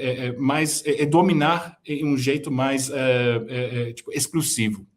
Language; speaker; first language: Portuguese; non-native, fluent; Turkish